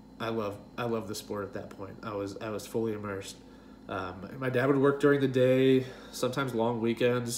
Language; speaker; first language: English; native; English